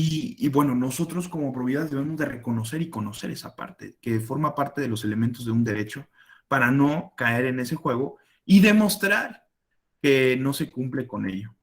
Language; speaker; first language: Spanish; native; Spanish